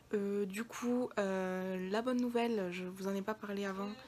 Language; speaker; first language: French; native; French